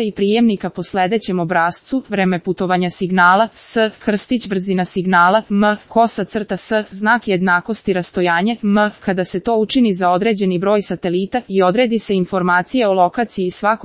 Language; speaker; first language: Croatian; native; Croatian